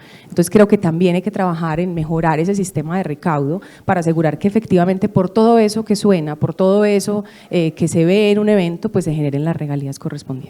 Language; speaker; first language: Spanish; native; Spanish